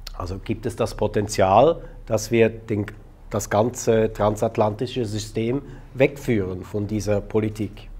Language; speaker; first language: German; native; German